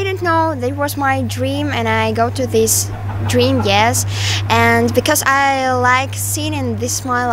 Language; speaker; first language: English; non-native, learner; Russian